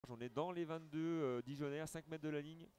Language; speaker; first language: French; native; French